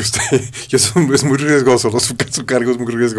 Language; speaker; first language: Spanish; native; Spanish